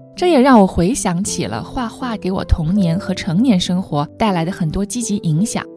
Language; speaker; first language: Chinese; native; Chinese